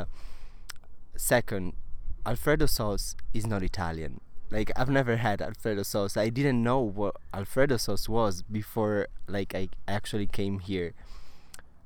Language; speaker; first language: English; non-native, fluent; Italian